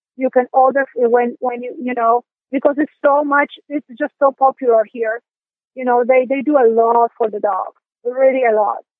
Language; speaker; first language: English; non-native, fluent; Polish